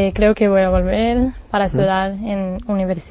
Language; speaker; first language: Spanish; non-native, learner; Hebrew